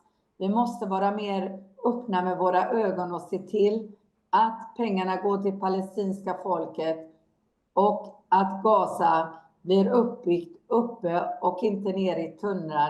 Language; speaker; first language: Swedish; non-native, fluent; Hebrew